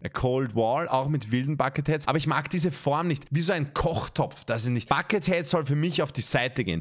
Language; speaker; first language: German; native; German